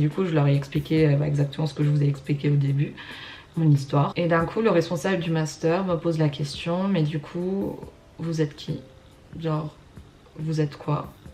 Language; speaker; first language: French; early bilingual, other home language; Russian